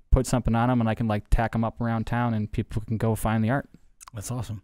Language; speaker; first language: English; native; English